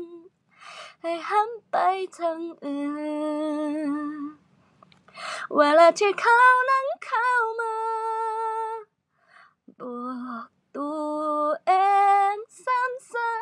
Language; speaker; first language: Thai; non-native, learner; Japanese